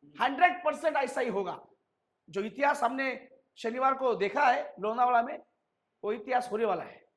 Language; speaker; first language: Hindi; non-native, local second language; Marathi